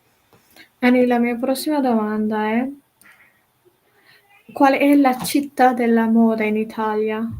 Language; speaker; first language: Italian; non-native, learner; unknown